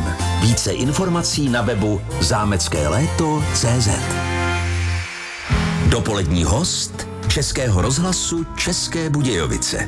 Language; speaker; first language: Czech; native; Czech